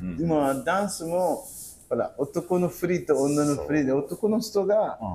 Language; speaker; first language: Japanese; non-native, fluent; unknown